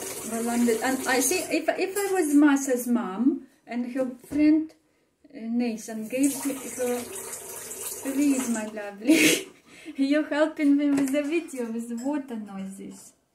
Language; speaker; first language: English; non-native, fluent; Russian